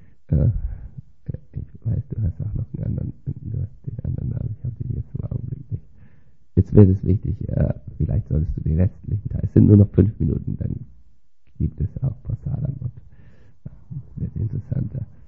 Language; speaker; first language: German; native; German